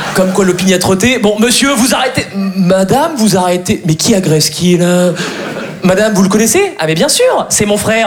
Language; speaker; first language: French; native; French